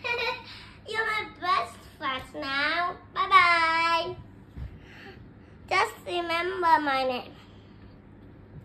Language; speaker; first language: English; non-native, learner; Vietnamese